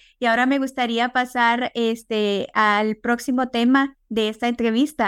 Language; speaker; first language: Spanish; native; Spanish